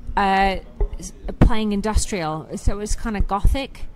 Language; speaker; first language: English; native; English